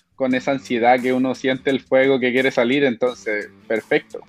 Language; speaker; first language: Spanish; native; Spanish